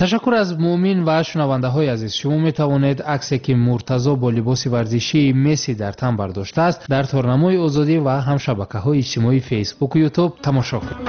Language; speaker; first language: Tajik; native; Tajik